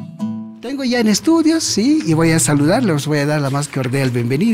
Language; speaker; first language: Spanish; native; Spanish